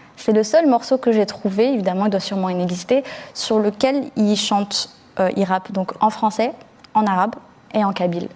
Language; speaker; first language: French; early bilingual, other home language; Arabic